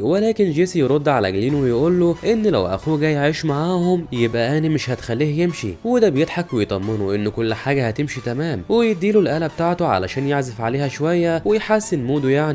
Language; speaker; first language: Arabic; native; Arabic